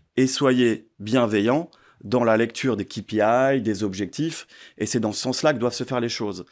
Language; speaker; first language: French; native; French